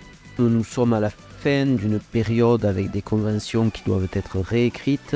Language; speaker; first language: French; native; French